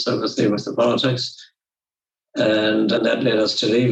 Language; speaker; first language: English; native; English